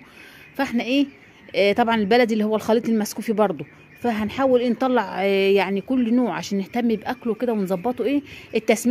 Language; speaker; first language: Arabic; native; Arabic